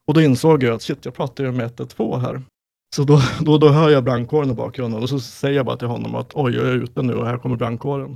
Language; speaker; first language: Swedish; native; Swedish